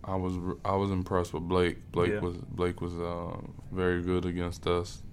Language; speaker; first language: English; native; English